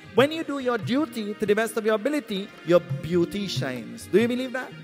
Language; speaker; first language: English; native; English